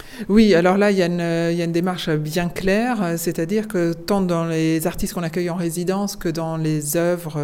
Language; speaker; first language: French; native; French